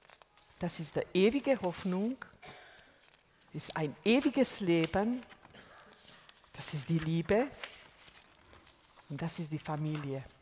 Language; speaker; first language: German; non-native, fluent; Hungarian